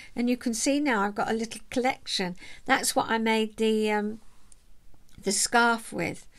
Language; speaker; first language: English; native; English